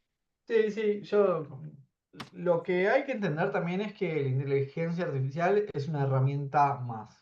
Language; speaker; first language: Spanish; native; Spanish